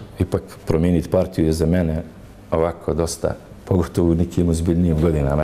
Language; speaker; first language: Bosnian; native; Bosnian